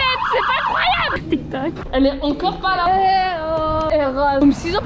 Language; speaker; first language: French; native; French